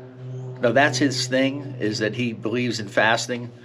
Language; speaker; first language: English; native; English